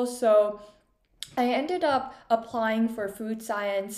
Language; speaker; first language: English; non-native, fluent; Korean